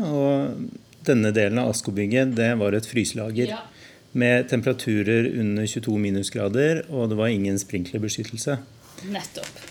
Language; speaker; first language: Norwegian; native; Norwegian